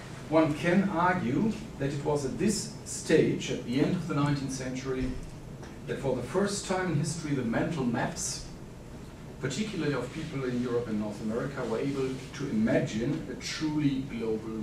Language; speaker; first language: English; non-native, fluent; German